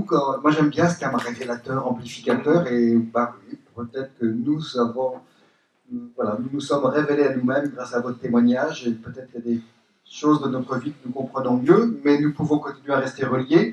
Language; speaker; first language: French; native; French